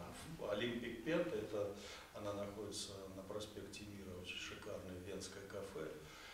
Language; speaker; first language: Russian; native; Russian